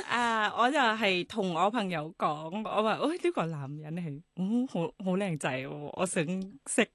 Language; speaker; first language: Cantonese; non-native, fluent; Thai